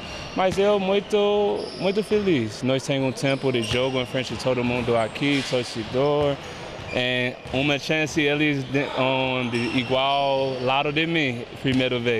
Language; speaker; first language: Portuguese; non-native, learner; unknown